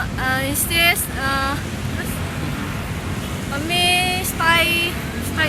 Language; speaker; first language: English; non-native, learner; Indonesian